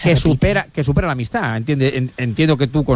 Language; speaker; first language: Spanish; native; Spanish